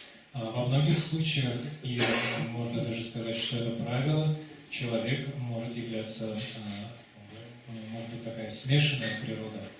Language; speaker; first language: Russian; native; Russian